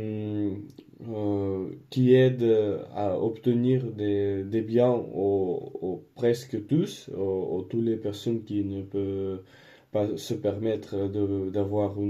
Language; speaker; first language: French; non-native, learner; Spanish